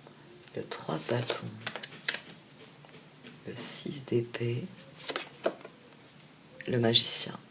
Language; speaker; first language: French; native; French